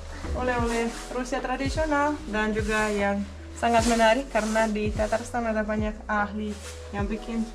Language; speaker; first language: Indonesian; non-native, fluent; Russian